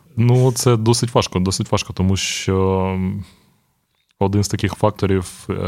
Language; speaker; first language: Ukrainian; non-native, local second language; Russian